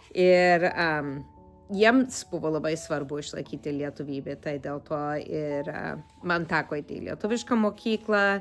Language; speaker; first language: Lithuanian; early bilingual, heritage; Lithuanian